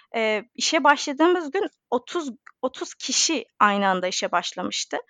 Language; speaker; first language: Turkish; native; Turkish